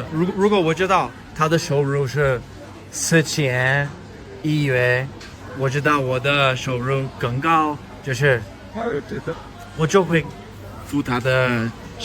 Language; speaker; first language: Chinese; non-native, fluent; English